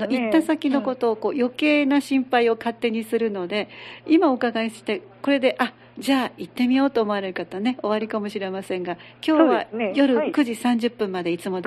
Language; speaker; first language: Japanese; native; Japanese